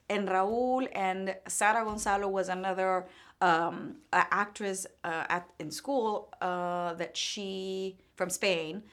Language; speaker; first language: English; non-native, fluent; Spanish